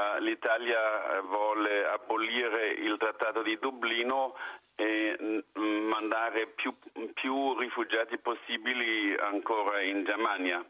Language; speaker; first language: Italian; non-native, fluent; German